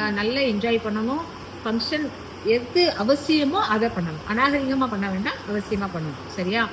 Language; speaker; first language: Tamil; native; Tamil